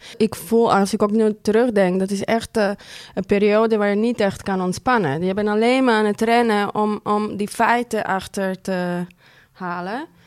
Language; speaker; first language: Dutch; non-native, fluent; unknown